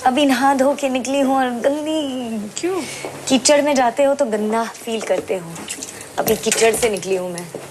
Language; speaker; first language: Hindi; native; Hindi